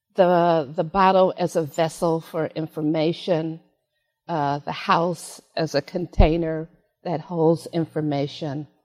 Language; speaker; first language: English; native; English